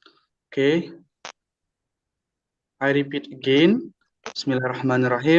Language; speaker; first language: English; non-native, learner; Indonesian